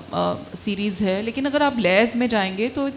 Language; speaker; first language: Hindi; native; Hindi